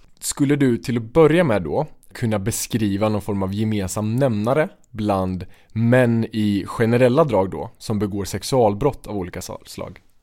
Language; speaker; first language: Swedish; native; Swedish